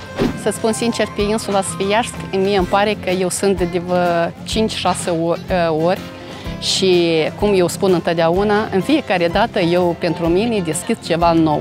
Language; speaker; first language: Romanian; non-native, fluent; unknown